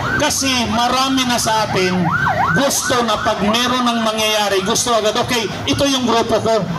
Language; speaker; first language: Filipino; non-native, local second language; Cebuano